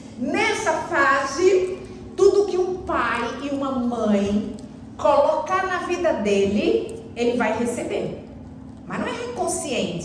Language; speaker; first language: Portuguese; native; Portuguese